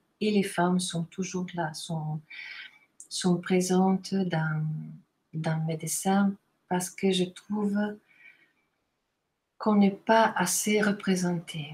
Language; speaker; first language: French; non-native, fluent; Italian